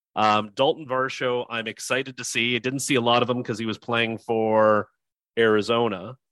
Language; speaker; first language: English; native; English